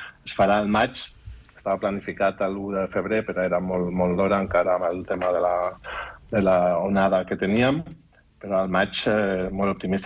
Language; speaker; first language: Catalan; non-native, fluent; German